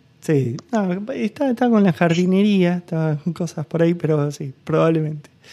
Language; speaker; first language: Spanish; native; Spanish